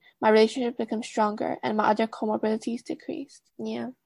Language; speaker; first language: English; non-native, local second language; Cantonese